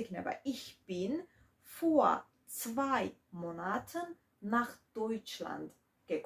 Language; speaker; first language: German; non-native, fluent; Georgian